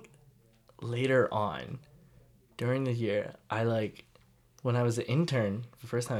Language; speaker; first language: English; native; English